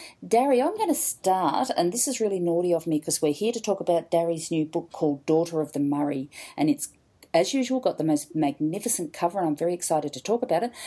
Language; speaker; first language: English; native; English